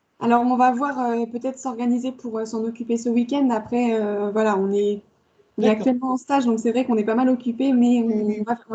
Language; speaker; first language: French; native; French